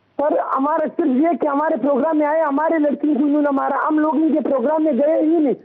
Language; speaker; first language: Urdu; non-native, local second language; Pashto